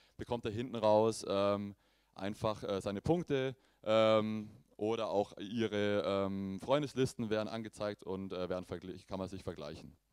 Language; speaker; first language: German; native; German